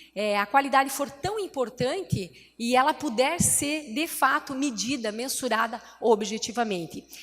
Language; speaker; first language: Portuguese; native; Portuguese